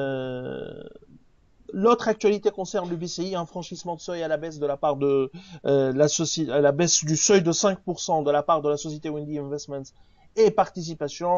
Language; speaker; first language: French; non-native, local second language; Arabic